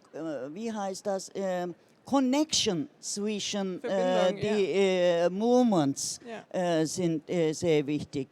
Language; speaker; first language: German; non-native, learner; Turkish